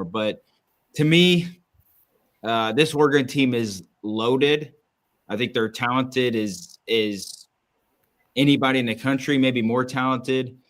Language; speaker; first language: English; native; English